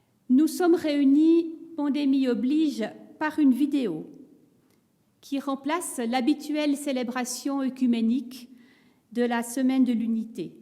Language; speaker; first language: French; native; French